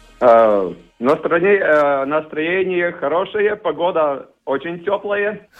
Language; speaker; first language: Russian; non-native, learner; Latvian